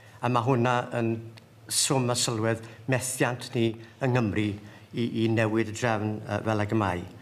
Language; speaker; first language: Welsh; native; Welsh